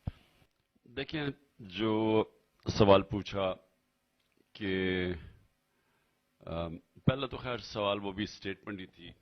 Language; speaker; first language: Urdu; native; Urdu